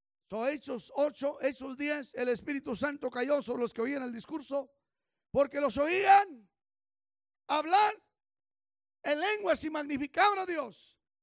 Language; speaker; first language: Spanish; early bilingual, heritage; Spanish